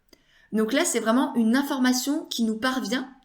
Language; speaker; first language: French; native; French